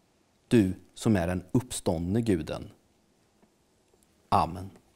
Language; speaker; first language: Swedish; native; Swedish